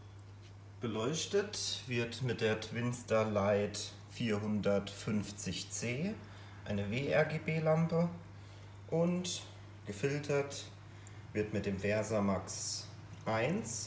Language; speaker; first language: German; native; German